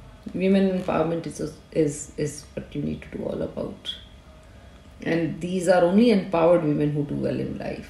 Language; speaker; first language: English; non-native, local second language; Punjabi